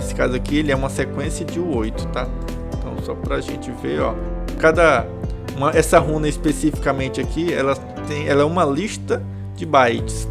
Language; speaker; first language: Portuguese; native; Portuguese